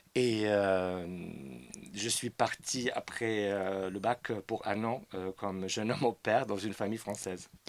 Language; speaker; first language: French; non-native, fluent; German